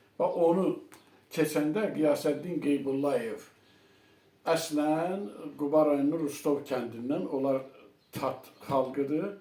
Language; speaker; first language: Azerbaijani; non-native, local second language; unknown